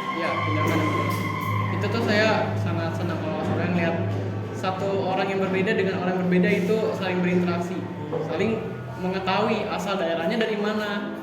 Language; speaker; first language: Indonesian; native; Indonesian